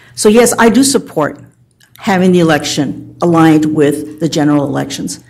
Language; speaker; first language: English; early bilingual, other home language; Spanish